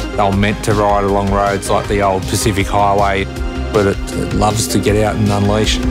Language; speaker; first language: English; native; English